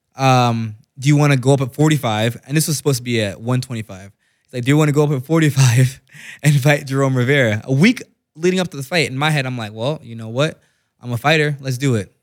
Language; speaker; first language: English; native; English